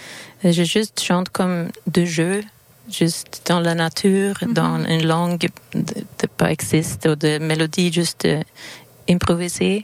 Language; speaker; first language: French; non-native, learner; Swedish